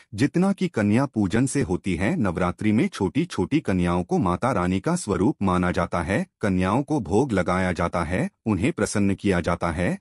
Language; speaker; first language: Hindi; native; Hindi